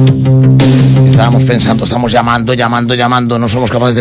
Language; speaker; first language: Spanish; native; Spanish